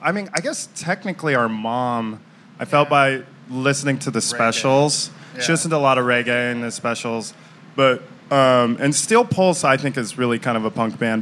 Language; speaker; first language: English; native; English